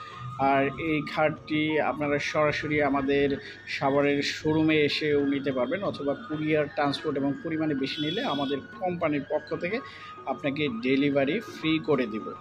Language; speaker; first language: Bangla; native; Bangla